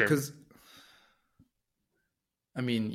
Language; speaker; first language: English; non-native, fluent; French